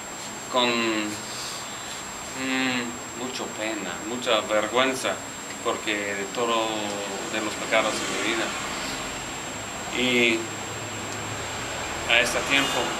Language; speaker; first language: Spanish; non-native, learner; English